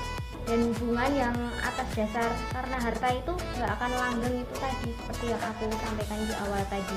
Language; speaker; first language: Indonesian; native; Indonesian